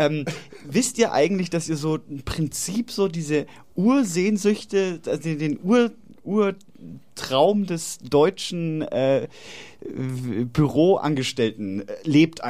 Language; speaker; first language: German; native; German